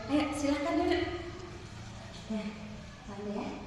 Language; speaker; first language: Indonesian; native; Indonesian